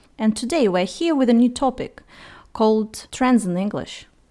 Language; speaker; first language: English; non-native, fluent; Russian